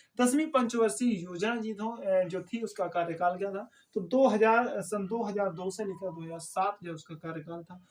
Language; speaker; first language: Hindi; native; Hindi